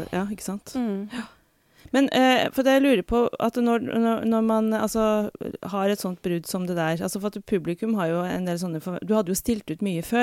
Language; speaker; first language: Norwegian; native; Norwegian